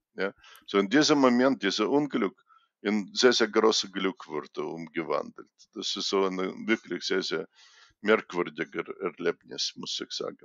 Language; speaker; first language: German; non-native, fluent; Russian